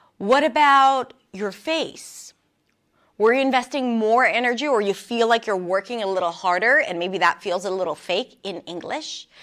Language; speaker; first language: English; non-native, fluent; Hebrew